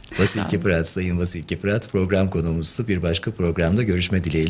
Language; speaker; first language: Turkish; native; Turkish